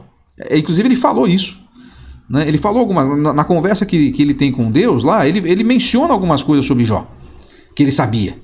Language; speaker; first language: Portuguese; native; Portuguese